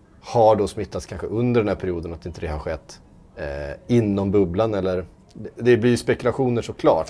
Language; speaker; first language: Swedish; native; Swedish